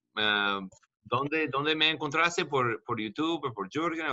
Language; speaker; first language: Spanish; non-native, learner; English